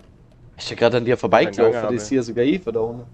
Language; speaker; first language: German; native; German